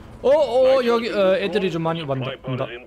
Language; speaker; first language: Korean; non-native, learner; German